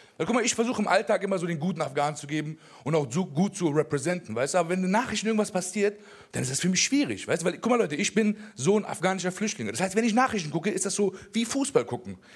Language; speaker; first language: German; early bilingual, other home language; Persian